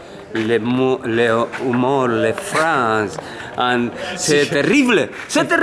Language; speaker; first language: French; non-native, learner; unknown